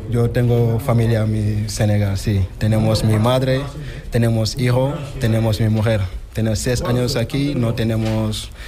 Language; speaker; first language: Spanish; non-native, learner; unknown